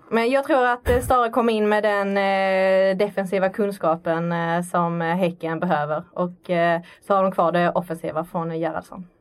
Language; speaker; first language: Swedish; native; Swedish